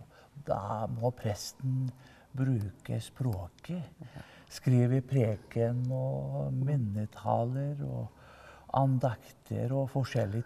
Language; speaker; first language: Norwegian; non-native, fluent; Icelandic